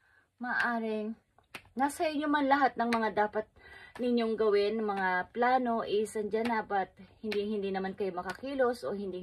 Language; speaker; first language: Filipino; native; Filipino